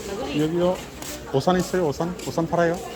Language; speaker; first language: Korean; non-native, learner; Bangla